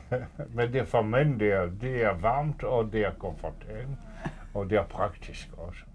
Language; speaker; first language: Danish; non-native, fluent; French